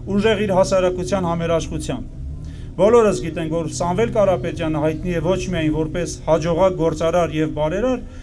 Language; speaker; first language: Armenian; non-native, local second language; Kurdish